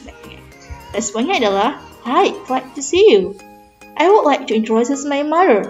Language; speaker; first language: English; non-native, fluent; Indonesian